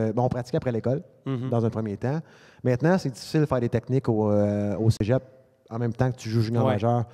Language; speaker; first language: French; native; French